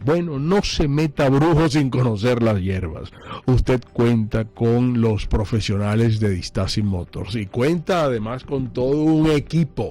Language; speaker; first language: Spanish; native; Spanish